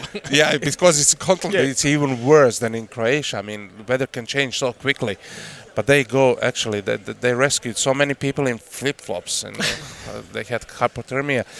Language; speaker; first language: English; non-native, fluent; Croatian